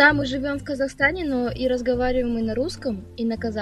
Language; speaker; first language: Russian; non-native, local second language; Kazakh